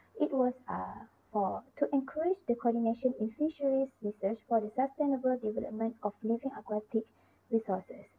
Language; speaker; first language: English; non-native, local second language; Malay